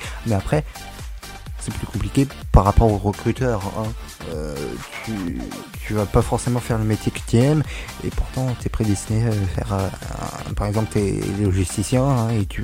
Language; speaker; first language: French; native; French